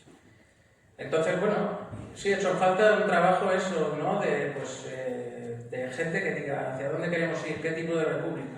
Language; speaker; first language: Spanish; native; Spanish